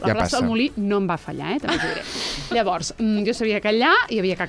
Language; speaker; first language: Catalan; native; Catalan